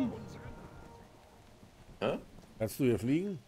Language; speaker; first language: German; native; German